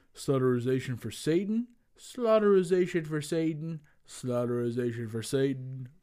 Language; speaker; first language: English; native; English